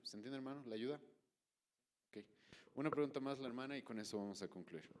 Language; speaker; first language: Spanish; native; Spanish